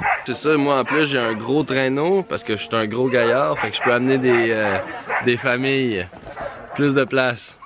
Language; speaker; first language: French; native; French